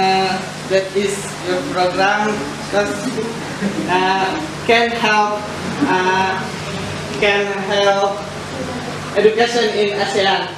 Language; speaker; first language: English; non-native, learner; Indonesian